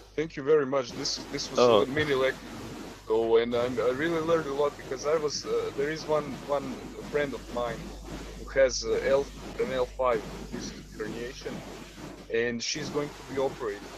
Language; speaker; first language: English; non-native, fluent; Croatian